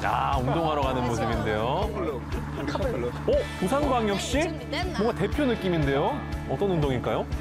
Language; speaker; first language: Korean; native; Korean